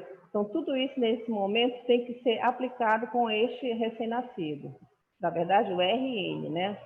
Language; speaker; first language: Portuguese; native; Portuguese